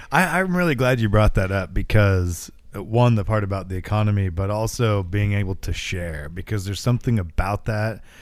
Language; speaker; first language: English; native; English